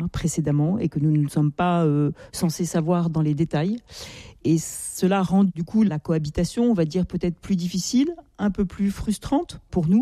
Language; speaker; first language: French; native; French